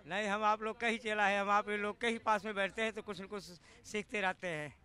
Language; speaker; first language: Hindi; native; Hindi